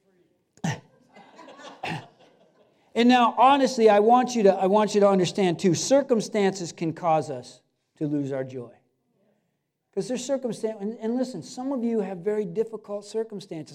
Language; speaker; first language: English; native; English